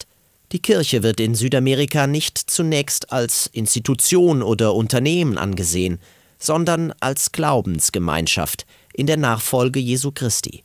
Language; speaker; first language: German; native; German